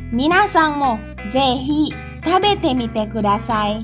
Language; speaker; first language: Japanese; non-native, fluent; Indonesian